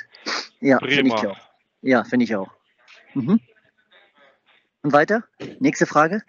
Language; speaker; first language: German; native; German